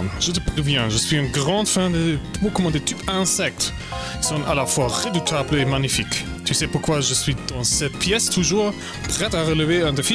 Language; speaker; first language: French; non-native, learner; German